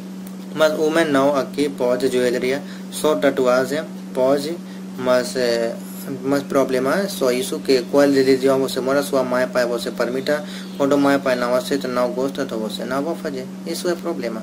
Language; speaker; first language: Portuguese; non-native, learner; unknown